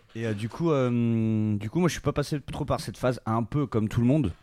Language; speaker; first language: French; native; French